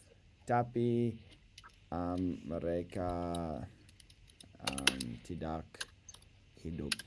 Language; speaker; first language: Indonesian; non-native, learner; English